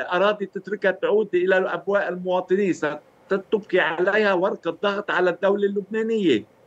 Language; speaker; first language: Arabic; native; Arabic